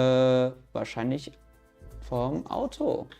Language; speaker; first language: German; native; German